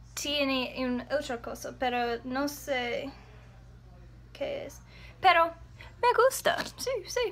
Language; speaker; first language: Spanish; non-native, learner; English